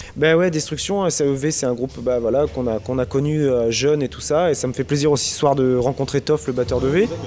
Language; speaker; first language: French; native; French